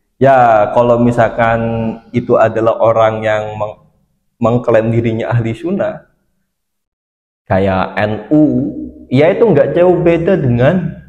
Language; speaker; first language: Indonesian; native; Indonesian